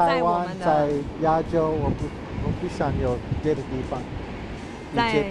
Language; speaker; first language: Chinese; non-native, fluent; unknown